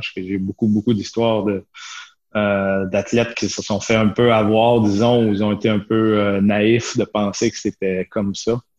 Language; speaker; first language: French; native; French